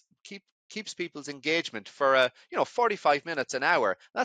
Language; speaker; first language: English; native; English